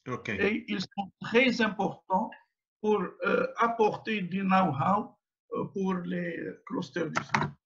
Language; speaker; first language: French; non-native, local second language; Arabic